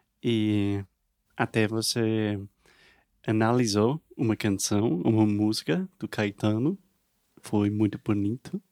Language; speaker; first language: Portuguese; non-native, learner; English